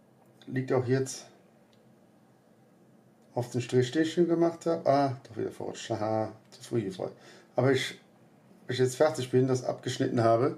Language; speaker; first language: German; native; German